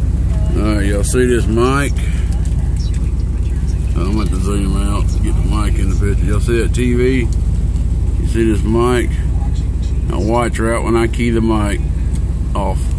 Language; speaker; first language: English; native; English